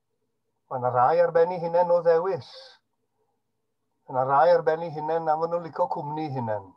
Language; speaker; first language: Welsh; native; Welsh